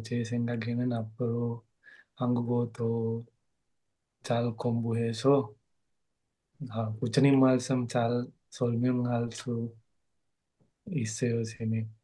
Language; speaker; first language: Korean; non-native, learner; Sinhala